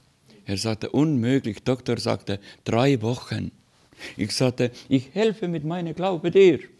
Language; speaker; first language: German; non-native, learner; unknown